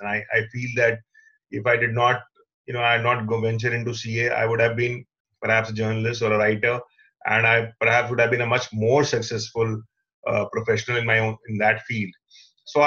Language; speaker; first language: English; non-native, local second language; Hindi